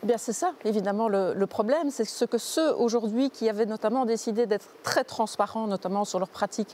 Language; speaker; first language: French; native; French